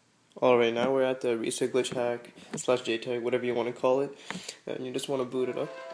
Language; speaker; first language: English; native; English